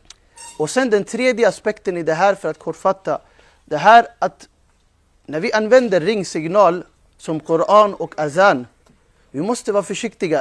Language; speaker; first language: Swedish; non-native, fluent; Urdu